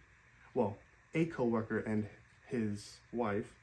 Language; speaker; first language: English; native; English